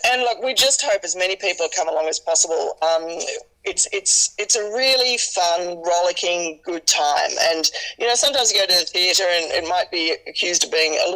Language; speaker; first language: English; native; English